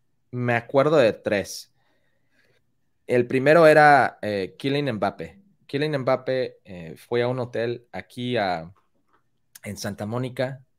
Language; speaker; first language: Spanish; early bilingual, heritage; Spanish